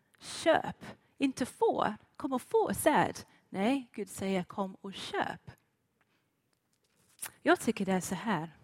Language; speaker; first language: Swedish; non-native, fluent; English